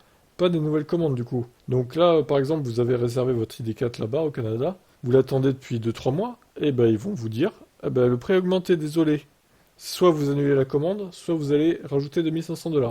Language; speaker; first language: French; native; French